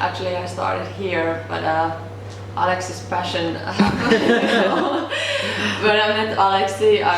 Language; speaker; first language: English; non-native, fluent; Finnish